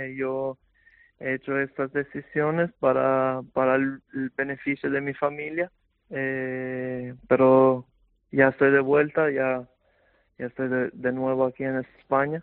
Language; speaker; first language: Spanish; non-native, fluent; Albanian